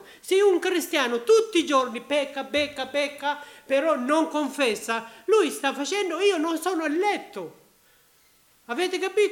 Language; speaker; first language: Italian; non-native, learner; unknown